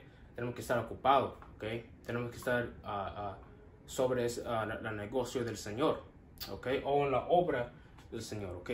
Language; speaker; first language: Spanish; non-native, learner; English